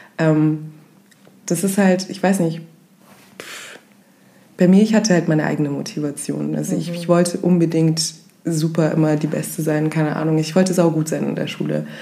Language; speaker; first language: German; early bilingual, other home language; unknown